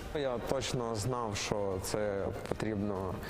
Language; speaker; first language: Ukrainian; native; Ukrainian